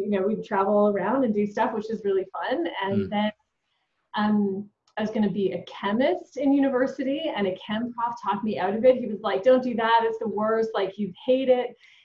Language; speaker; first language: English; native; English